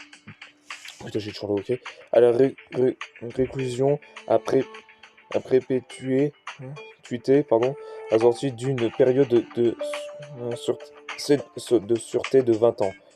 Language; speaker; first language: French; native; French